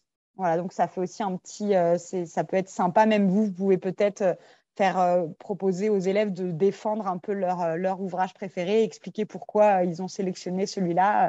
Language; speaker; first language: French; native; French